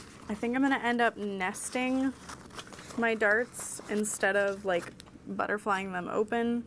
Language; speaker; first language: English; native; English